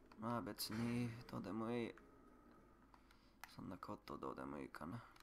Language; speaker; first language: Japanese; non-native, learner; English